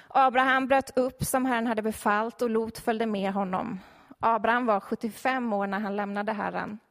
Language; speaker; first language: Swedish; native; Swedish